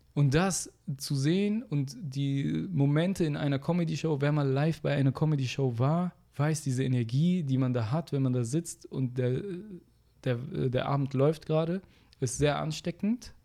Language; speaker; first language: German; native; German